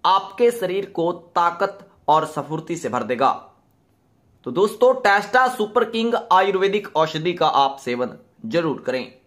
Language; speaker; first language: Hindi; native; Hindi